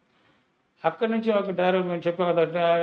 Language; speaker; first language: Telugu; non-native, learner; Tamil